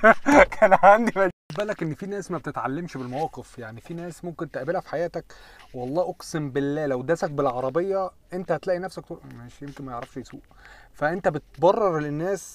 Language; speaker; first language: Arabic; native; Arabic